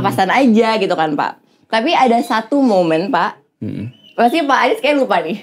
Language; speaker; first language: Indonesian; native; Indonesian